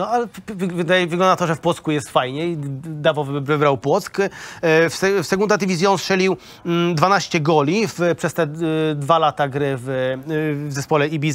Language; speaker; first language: Polish; native; Polish